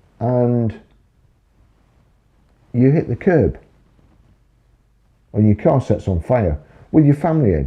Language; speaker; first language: English; native; English